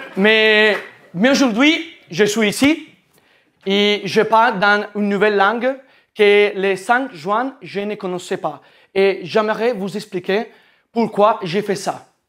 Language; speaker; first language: French; non-native, learner; Italian